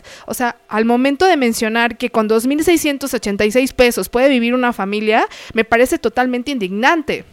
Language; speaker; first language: Spanish; native; Spanish